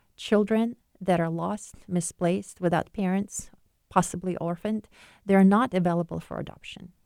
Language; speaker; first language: English; non-native, fluent; Ukrainian